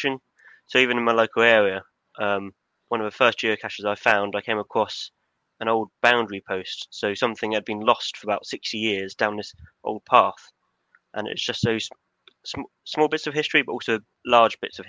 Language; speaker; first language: English; native; English